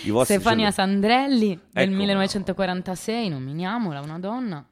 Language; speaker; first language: Italian; native; Italian